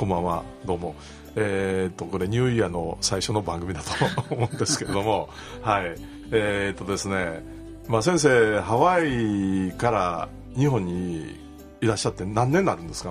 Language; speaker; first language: Japanese; native; Japanese